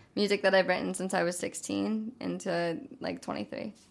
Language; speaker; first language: English; native; English